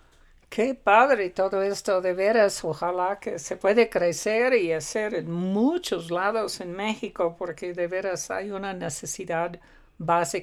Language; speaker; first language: Spanish; non-native, fluent; English